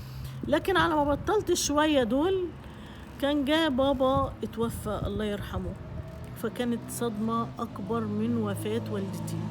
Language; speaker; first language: Arabic; native; Arabic